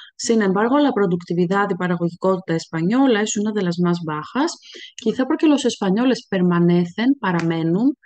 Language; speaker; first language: Spanish; non-native, fluent; Greek